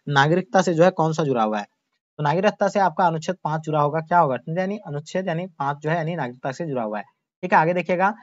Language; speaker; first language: Hindi; native; Hindi